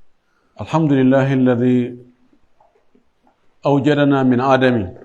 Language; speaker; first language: Arabic; non-native, fluent; Fula